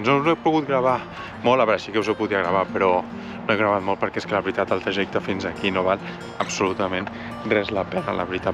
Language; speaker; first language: Catalan; native; Catalan